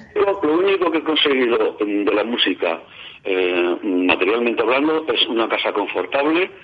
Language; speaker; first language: Spanish; native; Spanish